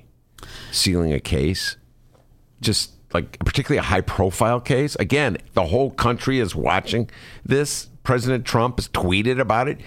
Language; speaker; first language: English; native; English